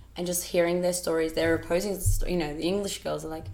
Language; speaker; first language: English; native; English